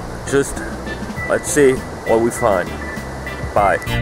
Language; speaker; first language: English; non-native, fluent; German